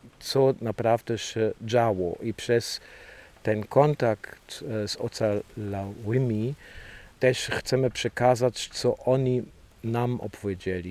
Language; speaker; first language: Polish; non-native, fluent; German